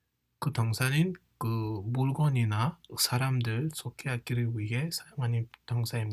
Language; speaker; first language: Korean; non-native, fluent; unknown